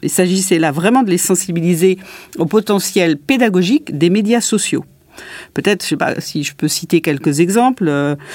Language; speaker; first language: French; native; French